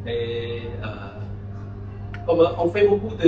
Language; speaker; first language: French; non-native, local second language; Khmer